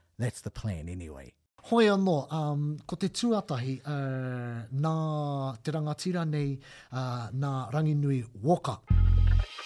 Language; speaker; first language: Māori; non-native, local second language; English